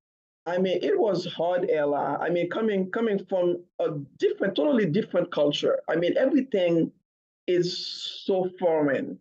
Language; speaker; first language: English; non-native, fluent; Haitian Creole